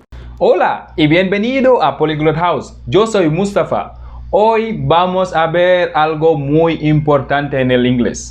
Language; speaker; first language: Spanish; non-native, fluent; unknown